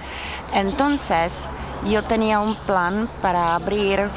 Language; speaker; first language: Spanish; non-native, fluent; Czech